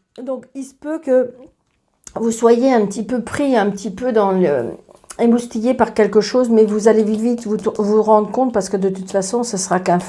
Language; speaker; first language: French; native; French